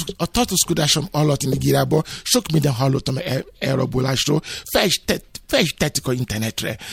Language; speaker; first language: Hungarian; non-native, fluent; Yoruba